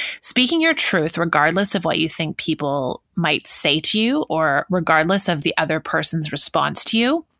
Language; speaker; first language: English; native; English